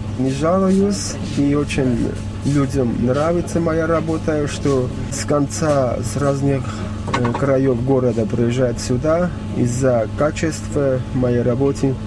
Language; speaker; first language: Russian; non-native, fluent; Armenian